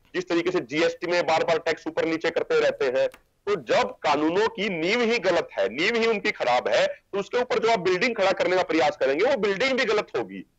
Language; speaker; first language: Hindi; native; Hindi